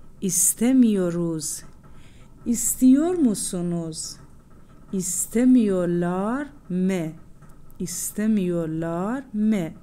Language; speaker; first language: Turkish; non-native, fluent; Persian